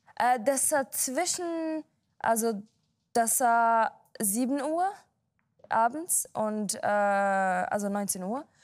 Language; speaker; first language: German; non-native, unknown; Arabic